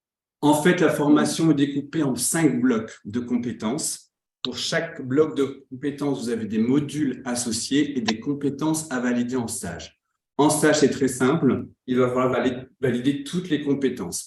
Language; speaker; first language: French; native; French